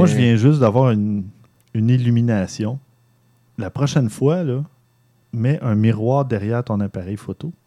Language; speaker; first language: French; native; French